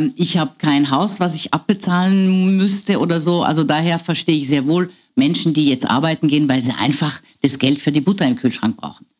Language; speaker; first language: German; non-native, fluent; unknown